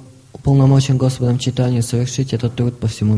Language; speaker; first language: Russian; native; Russian